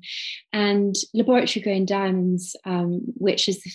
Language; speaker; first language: English; native; English